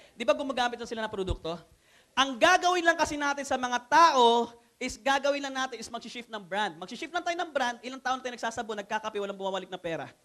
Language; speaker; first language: Filipino; non-native, local second language; Cebuano